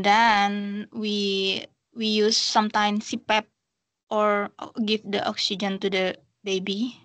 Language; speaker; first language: English; non-native, learner; Indonesian